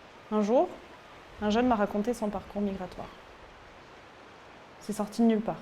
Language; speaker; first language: French; native; French